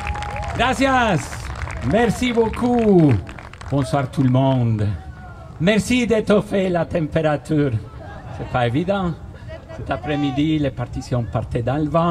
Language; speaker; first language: French; non-native, fluent; Spanish